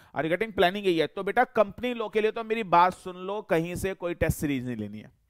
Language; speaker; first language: Hindi; native; Hindi